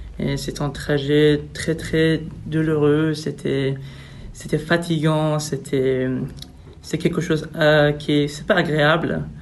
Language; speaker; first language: French; non-native, fluent; Persian